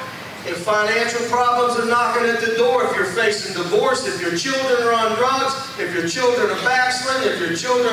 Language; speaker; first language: English; native; English